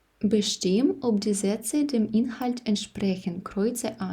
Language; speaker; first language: German; non-native, fluent; Ukrainian